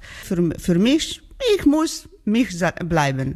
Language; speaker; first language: German; non-native, learner; Georgian